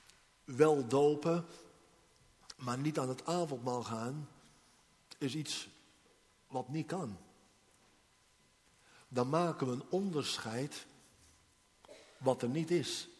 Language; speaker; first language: Dutch; native; Dutch